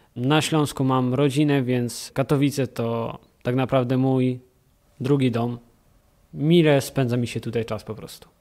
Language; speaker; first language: Polish; early bilingual, heritage; Polish